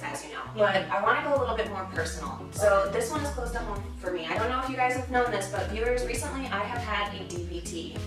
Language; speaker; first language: English; native; English